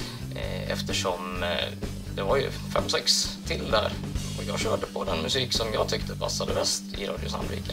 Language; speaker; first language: Swedish; native; Swedish